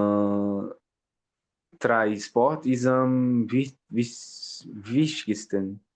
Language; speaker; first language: German; non-native, learner; Portuguese